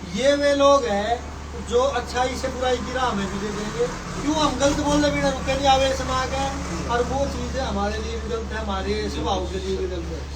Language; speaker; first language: Hindi; native; Hindi